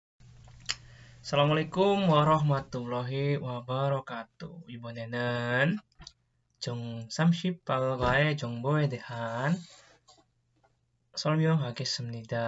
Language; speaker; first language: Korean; non-native, fluent; Indonesian